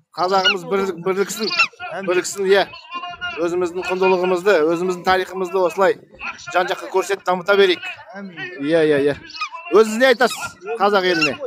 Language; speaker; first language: Kazakh; native; Kazakh